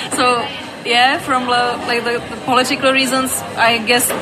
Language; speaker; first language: English; non-native, fluent; Czech